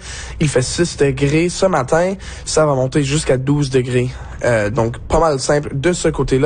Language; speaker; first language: French; native; French